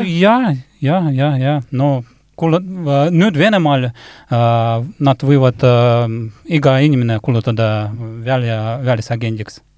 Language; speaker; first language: Estonian; non-native, local second language; Russian